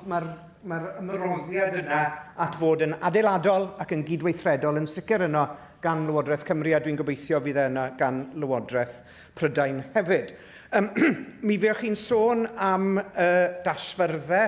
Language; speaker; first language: Welsh; native; Welsh